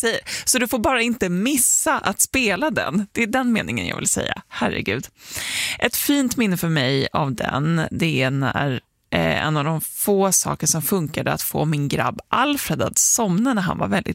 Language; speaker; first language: Swedish; native; Swedish